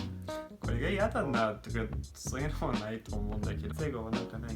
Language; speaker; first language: Japanese; non-native, fluent; English